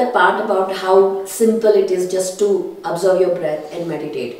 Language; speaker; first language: English; non-native, local second language; Telugu